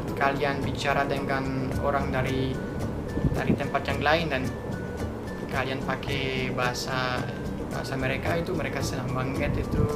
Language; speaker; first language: Indonesian; non-native, fluent; French